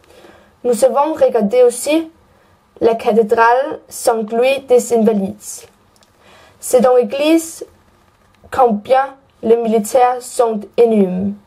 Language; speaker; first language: French; non-native, learner; Danish